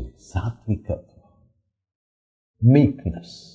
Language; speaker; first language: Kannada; native; Kannada